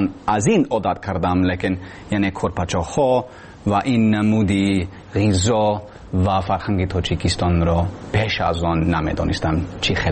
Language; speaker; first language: Persian; non-native, learner; English